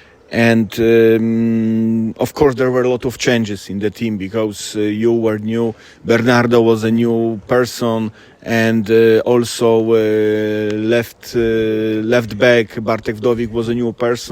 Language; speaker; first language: English; non-native, fluent; Polish